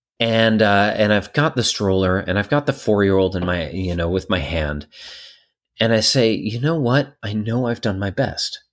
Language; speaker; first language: English; native; English